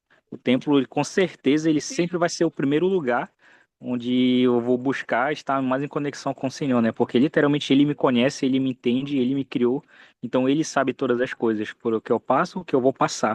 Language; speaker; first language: Portuguese; native; Portuguese